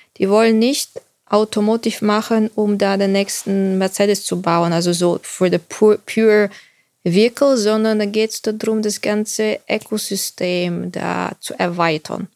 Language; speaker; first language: German; non-native, fluent; Bulgarian